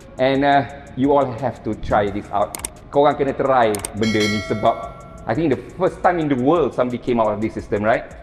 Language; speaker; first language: English; non-native, local second language; Malay